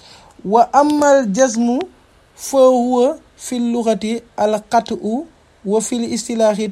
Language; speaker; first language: Arabic; non-native, fluent; Wolof